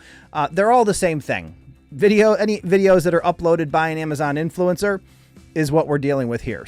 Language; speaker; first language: English; native; English